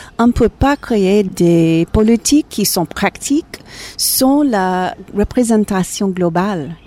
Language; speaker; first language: French; non-native, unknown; English